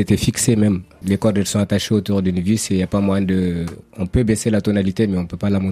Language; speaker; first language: French; non-native, local second language; Tamasheq